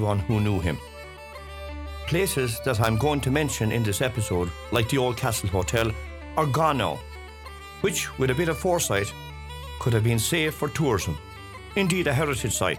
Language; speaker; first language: English; native; English